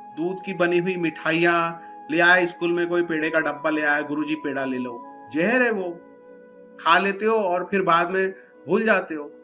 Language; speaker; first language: Hindi; non-native, local second language; Marathi